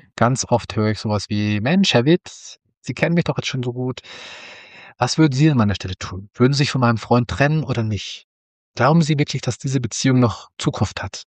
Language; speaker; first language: German; native; German